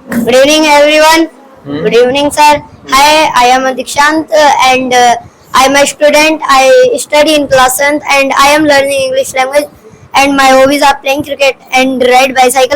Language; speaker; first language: English; non-native, learner; Hindi